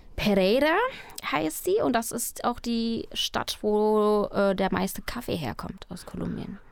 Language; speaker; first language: German; early bilingual, other home language; Spanish